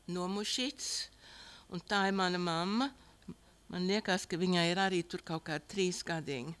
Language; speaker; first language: Latvian; early bilingual, heritage; Latvian